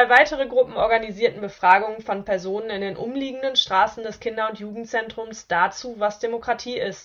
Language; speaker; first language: German; native; German